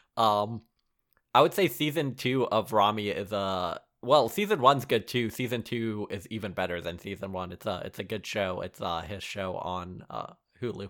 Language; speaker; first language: English; early bilingual, other home language; Arabic